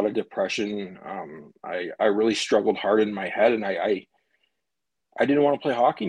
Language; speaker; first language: English; native; English